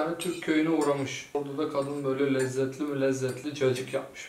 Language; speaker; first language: Turkish; native; Turkish